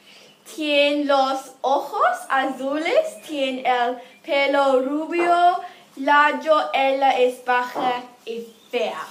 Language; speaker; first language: Spanish; non-native, learner; English